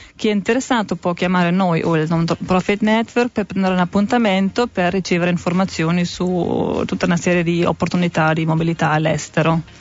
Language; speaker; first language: Italian; non-native, fluent; German